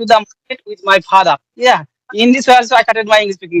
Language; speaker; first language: English; non-native, learner; Bangla